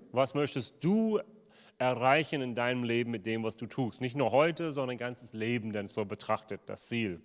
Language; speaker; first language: German; native; German